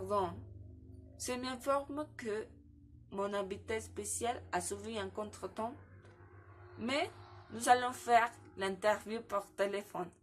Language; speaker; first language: French; non-native, learner; Spanish